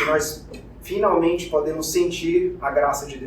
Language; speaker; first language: Portuguese; native; Portuguese